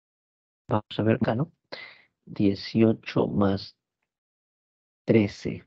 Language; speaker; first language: Spanish; native; Spanish